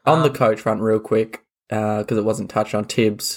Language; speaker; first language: English; native; English